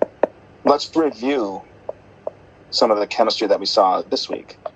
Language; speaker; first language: English; native; English